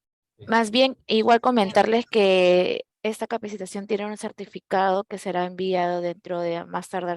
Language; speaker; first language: Spanish; native; Spanish